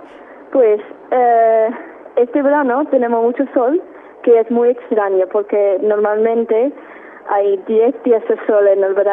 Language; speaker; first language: Spanish; non-native, learner; English